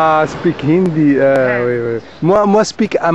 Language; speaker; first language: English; non-native, learner; Berber languages